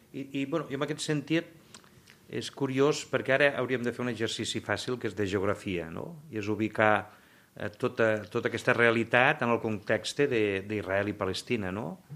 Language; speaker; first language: Catalan; native; Catalan